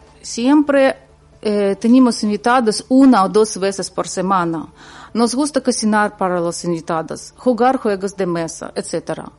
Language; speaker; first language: Spanish; non-native, learner; Ukrainian